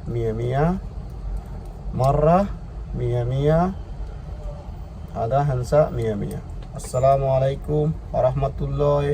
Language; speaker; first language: Arabic; non-native, learner; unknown